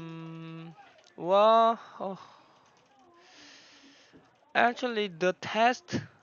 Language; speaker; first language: English; non-native, learner; Korean